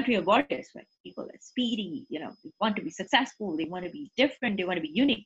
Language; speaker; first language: English; native; English